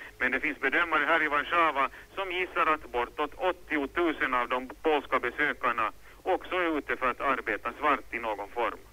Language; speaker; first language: Swedish; native; Swedish